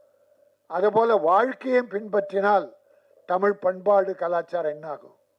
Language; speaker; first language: Tamil; native; Tamil